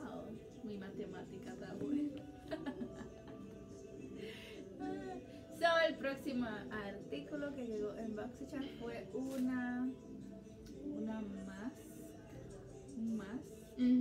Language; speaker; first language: Spanish; early bilingual, heritage; Spanish